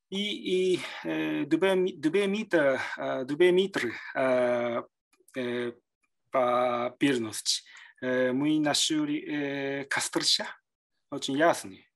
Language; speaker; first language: Russian; non-native, learner; Japanese